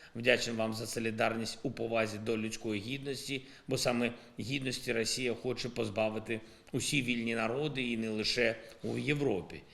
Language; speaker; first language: Ukrainian; non-native, local second language; Russian